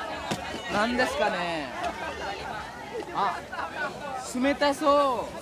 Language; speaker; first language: Japanese; non-native, learner; Indonesian